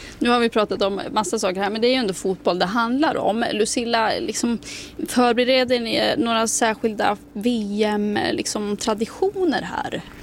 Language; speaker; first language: Swedish; native; Swedish